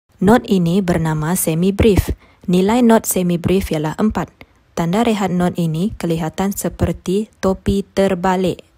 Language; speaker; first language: Malay; non-native, local second language; Iban